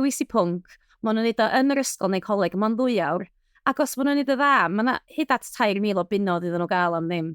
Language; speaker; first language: Welsh; native; Welsh